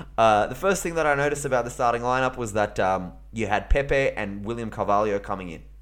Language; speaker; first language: English; early bilingual, other home language; Greek